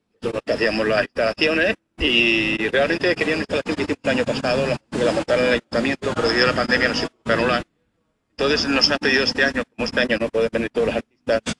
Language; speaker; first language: Spanish; native; Spanish